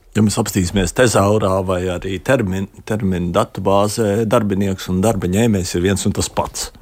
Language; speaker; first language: Latvian; native; Latvian